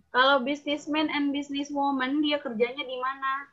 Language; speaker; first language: English; non-native, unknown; Indonesian